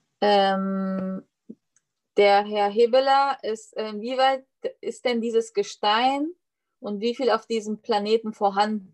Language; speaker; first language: German; native; German